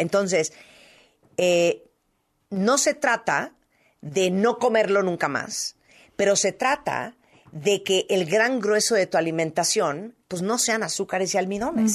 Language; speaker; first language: Spanish; native; Spanish